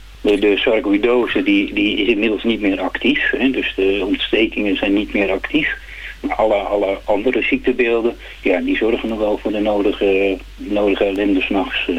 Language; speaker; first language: Dutch; native; Dutch